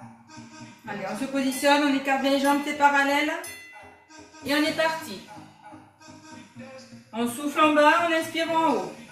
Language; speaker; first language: French; native; French